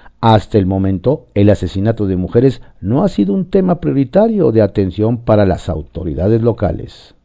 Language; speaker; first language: Spanish; native; Spanish